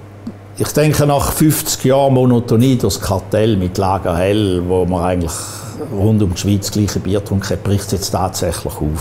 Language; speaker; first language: German; native; German